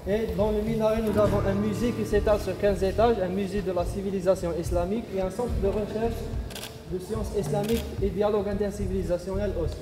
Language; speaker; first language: French; non-native, local second language; Arabic